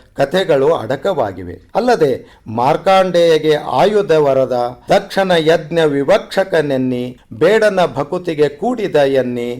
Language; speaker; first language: Kannada; native; Kannada